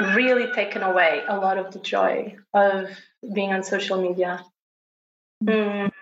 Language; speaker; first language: English; non-native, fluent; Portuguese